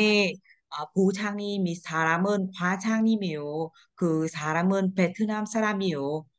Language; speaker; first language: Korean; non-native, learner; Vietnamese